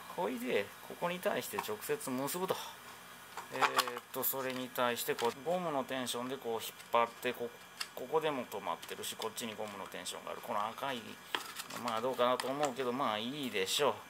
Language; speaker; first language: Japanese; native; Japanese